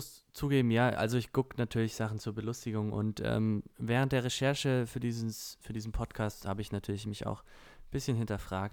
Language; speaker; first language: German; native; German